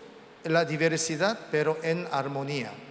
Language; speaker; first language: Spanish; non-native, learner; Korean